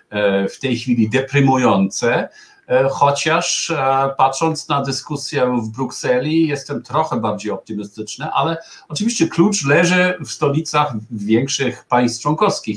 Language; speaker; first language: Polish; non-native, fluent; German